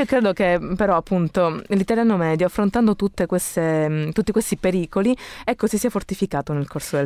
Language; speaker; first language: Italian; native; Italian